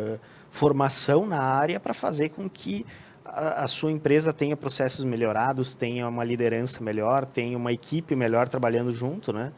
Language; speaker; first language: Portuguese; native; Portuguese